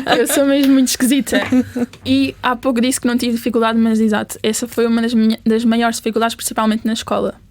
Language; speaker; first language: Portuguese; early bilingual, other home language; Spanish